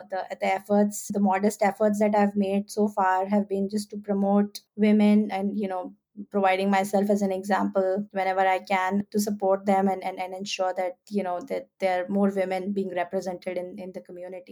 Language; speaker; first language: English; non-native, local second language; Hindi